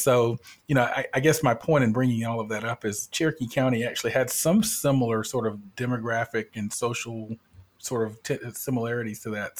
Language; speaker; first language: English; native; English